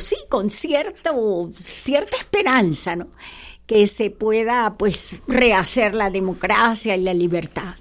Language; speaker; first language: Spanish; native; Spanish